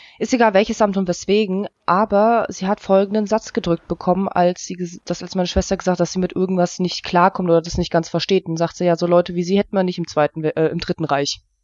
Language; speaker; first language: German; early bilingual, other home language; Russian